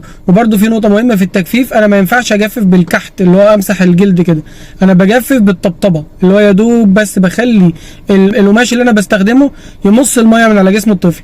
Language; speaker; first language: Arabic; native; Arabic